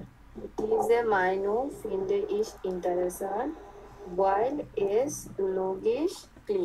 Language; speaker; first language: German; non-native, learner; Bangla